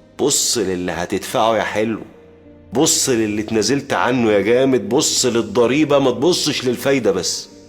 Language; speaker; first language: Arabic; native; Arabic